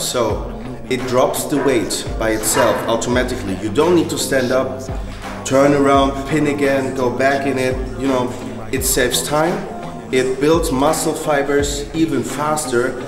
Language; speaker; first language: English; non-native, fluent; German